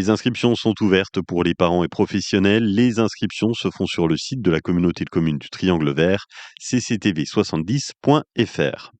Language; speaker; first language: French; native; French